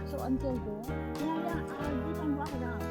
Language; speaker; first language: English; non-native, learner; Thai